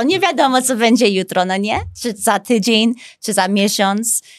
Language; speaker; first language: Polish; early bilingual, heritage; Polish